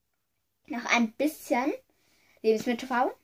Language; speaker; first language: German; early bilingual, other home language; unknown